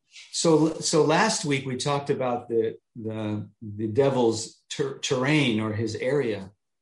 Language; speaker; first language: English; native; English